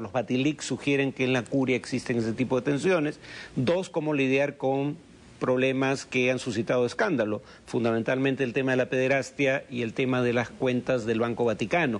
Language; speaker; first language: Spanish; native; Spanish